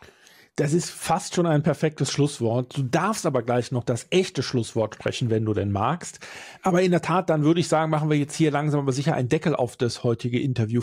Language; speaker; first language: German; native; German